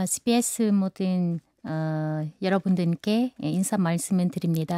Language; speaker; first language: Korean; non-native, fluent; Vietnamese